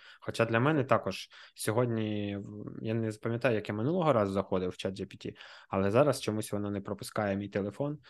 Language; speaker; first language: Ukrainian; native; Ukrainian